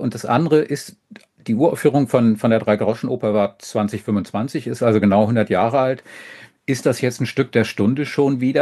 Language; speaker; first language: German; native; German